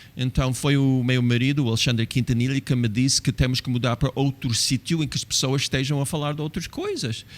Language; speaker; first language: Portuguese; non-native, fluent; English